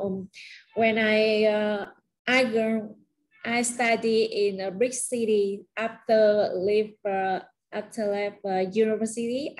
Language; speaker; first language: English; non-native, learner; Vietnamese